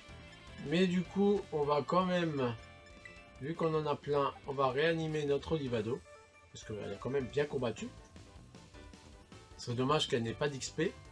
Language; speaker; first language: French; native; French